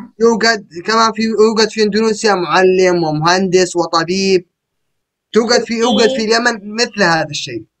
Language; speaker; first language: Arabic; native; Arabic